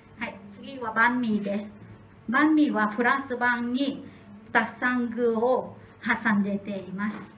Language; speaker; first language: Japanese; non-native, learner; Vietnamese